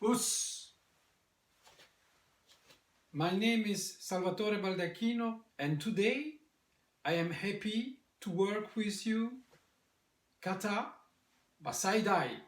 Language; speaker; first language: English; non-native, learner; French